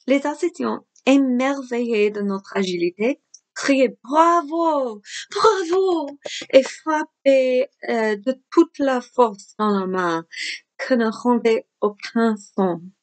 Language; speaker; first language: French; non-native, fluent; English